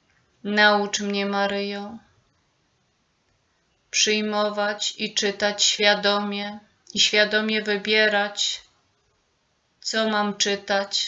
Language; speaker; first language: Polish; native; Polish